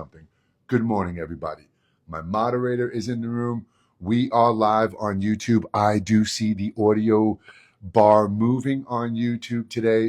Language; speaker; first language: English; native; English